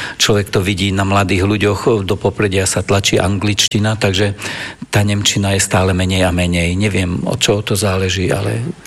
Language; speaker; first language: Slovak; non-native, local second language; German